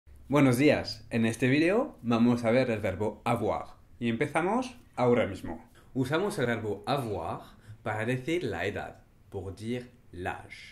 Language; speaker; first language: Spanish; non-native, fluent; French